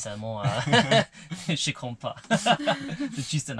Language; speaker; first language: French; non-native, learner; German